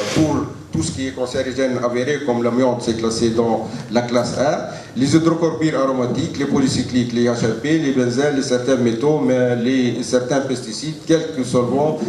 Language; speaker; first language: French; non-native, local second language; Arabic